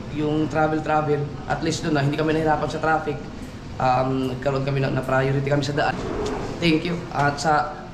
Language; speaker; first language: Filipino; native; Filipino